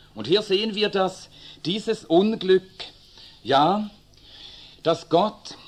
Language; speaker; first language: German; early bilingual, other home language; Swedish